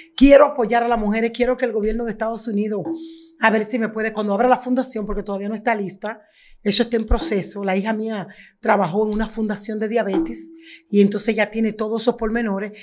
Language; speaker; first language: Spanish; native; Spanish